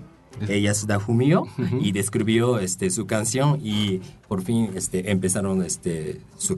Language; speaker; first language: Spanish; non-native, fluent; Japanese